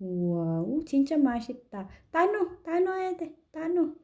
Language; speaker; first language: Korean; non-native, fluent; Filipino